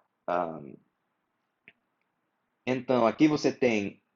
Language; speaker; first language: Portuguese; non-native, fluent; English